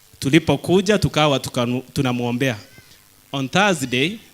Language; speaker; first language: Swahili; non-native, local second language; Gusii